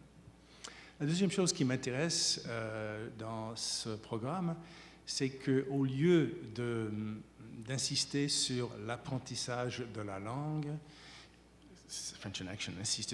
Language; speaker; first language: French; native; French